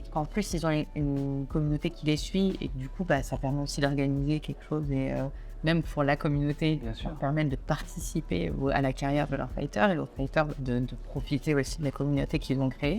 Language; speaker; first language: French; native; French